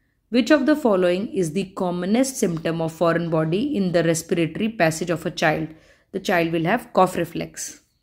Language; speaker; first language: English; non-native, local second language; Hindi